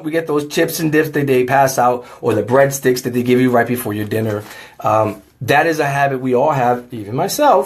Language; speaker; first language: English; native; English